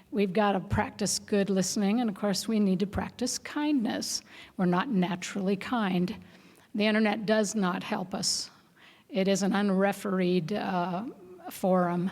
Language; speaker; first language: English; native; English